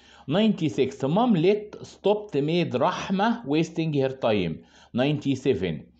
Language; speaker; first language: English; non-native, fluent; Arabic